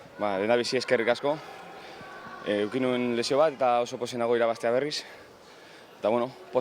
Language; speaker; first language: Basque; non-native, local second language; Spanish